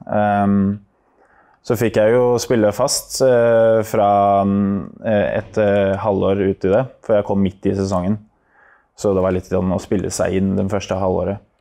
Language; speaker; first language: Norwegian; native; Norwegian